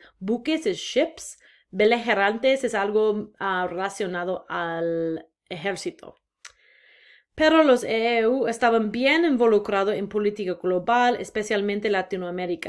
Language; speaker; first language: Spanish; non-native, fluent; English